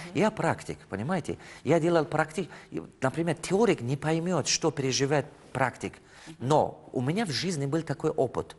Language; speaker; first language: Russian; non-native, fluent; Tajik